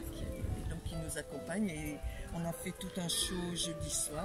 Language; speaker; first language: French; native; French